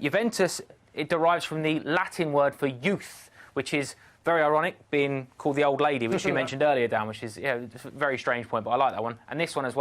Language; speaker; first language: English; native; English